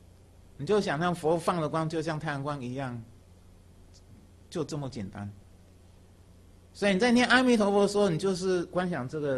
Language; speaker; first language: Chinese; native; Chinese